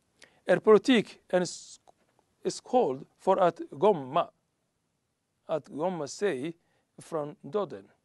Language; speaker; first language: Swedish; non-native, learner; Somali